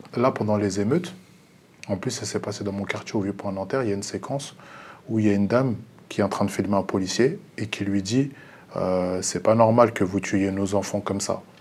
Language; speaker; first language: French; early bilingual, other home language; Lingala